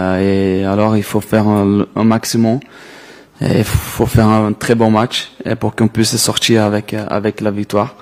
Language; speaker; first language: French; non-native, fluent; Portuguese